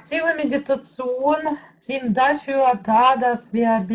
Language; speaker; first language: German; non-native, fluent; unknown